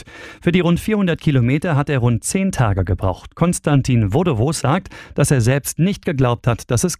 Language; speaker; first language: German; native; German